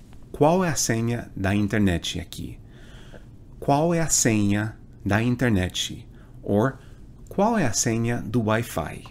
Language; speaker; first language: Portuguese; non-native, fluent; English